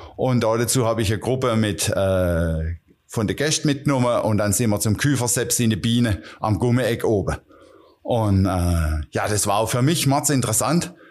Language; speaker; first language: German; non-native, local second language; Dutch